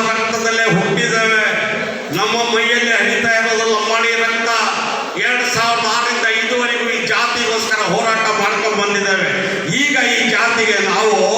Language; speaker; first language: Kannada; non-native, local second language; Lambadi